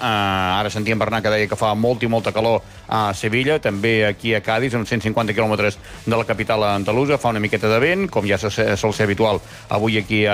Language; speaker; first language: Catalan; native; Catalan